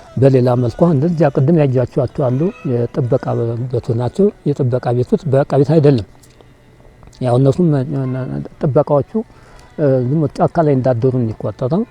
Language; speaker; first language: Amharic; native; Amharic